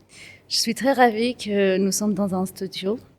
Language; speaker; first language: French; non-native, fluent; Kurdish